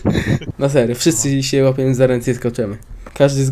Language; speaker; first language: Polish; native; Polish